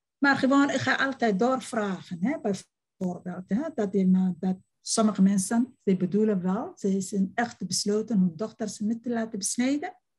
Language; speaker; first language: Dutch; non-native, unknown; Somali